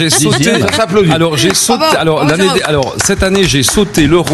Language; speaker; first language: French; native; French